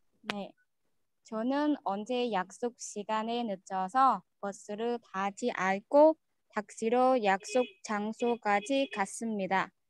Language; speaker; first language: Korean; non-native, learner; Vietnamese